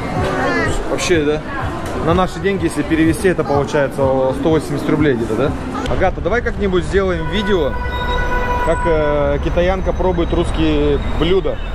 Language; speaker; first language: Russian; native; Russian